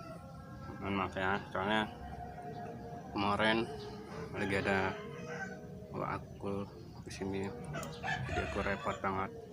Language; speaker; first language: Indonesian; native; Indonesian